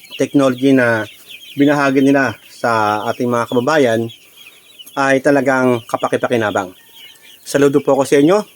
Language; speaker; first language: Filipino; native; Filipino